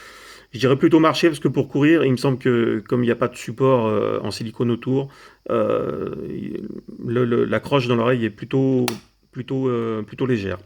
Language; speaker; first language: French; native; French